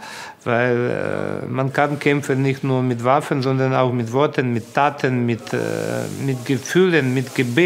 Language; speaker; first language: German; non-native, fluent; Ukrainian